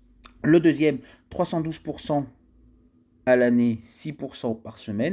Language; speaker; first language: French; native; French